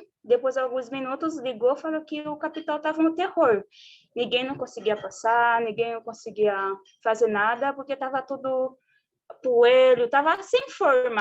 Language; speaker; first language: Portuguese; non-native, fluent; Haitian Creole